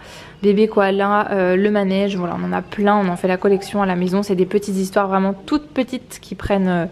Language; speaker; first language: French; native; French